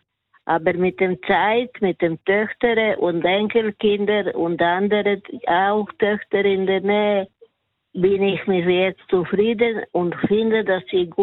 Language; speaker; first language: German; non-native, learner; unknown